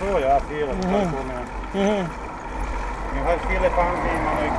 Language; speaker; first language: German; non-native, learner; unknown